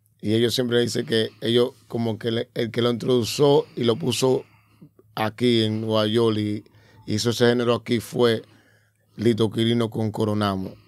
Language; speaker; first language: Spanish; early bilingual, heritage; Spanish